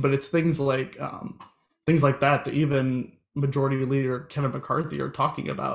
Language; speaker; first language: English; native; English